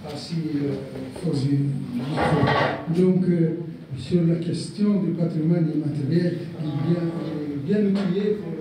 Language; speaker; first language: French; non-native, local second language; Arabic